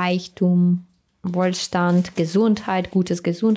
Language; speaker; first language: German; non-native, fluent; Ukrainian